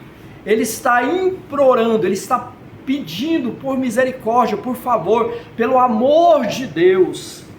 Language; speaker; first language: Portuguese; native; Portuguese